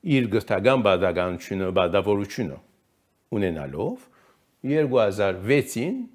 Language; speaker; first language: Armenian; early bilingual, heritage; Armenian